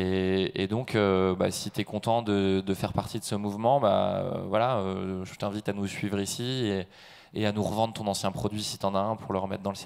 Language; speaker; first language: French; native; French